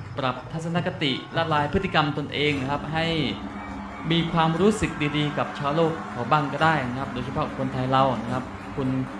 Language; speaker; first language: Thai; non-native, local second language; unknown